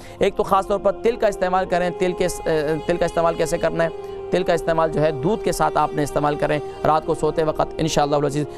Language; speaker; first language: Urdu; native; Urdu